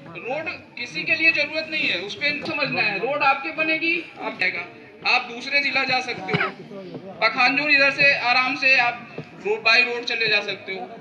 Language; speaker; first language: Hindi; native; Hindi